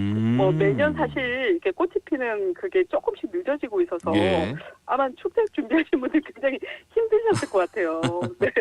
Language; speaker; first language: Korean; native; Korean